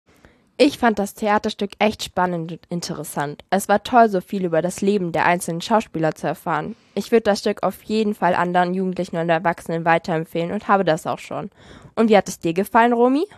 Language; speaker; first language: German; native; German